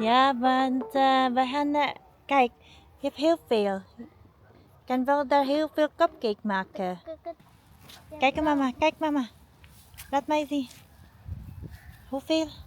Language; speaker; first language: Dutch; non-native, learner; Filipino